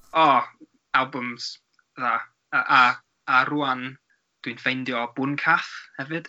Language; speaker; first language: Welsh; non-native, learner; English